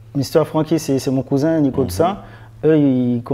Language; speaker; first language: French; native; French